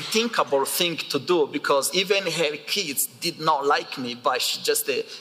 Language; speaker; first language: English; non-native, local second language; Kinyarwanda